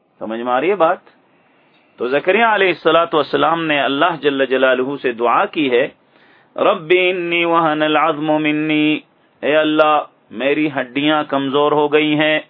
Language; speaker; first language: Urdu; native; Urdu